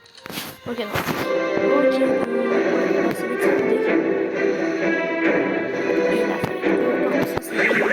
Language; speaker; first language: French; native; French